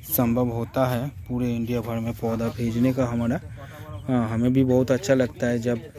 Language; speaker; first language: Hindi; non-native, local second language; Bangla